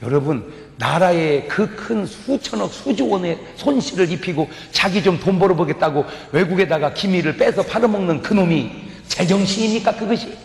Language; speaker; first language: Korean; native; Korean